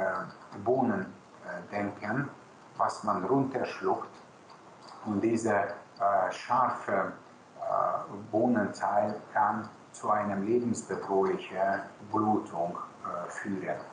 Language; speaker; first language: German; non-native, local second language; Hungarian